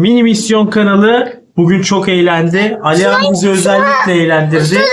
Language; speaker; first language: Turkish; native; Turkish